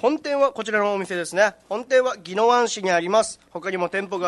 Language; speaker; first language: Japanese; native; Japanese